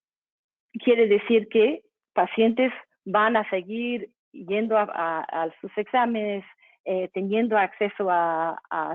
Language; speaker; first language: Spanish; non-native, fluent; English